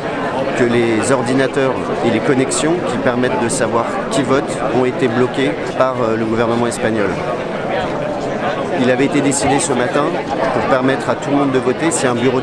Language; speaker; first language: French; native; French